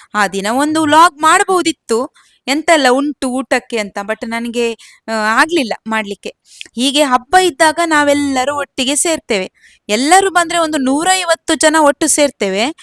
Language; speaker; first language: Kannada; non-native, local second language; Konkani